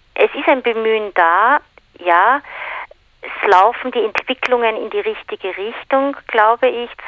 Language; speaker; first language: German; native; German